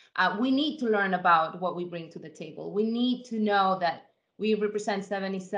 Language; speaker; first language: English; non-native, fluent; Spanish